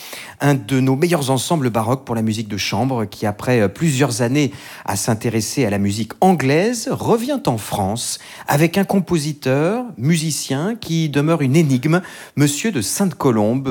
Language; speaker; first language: French; native; French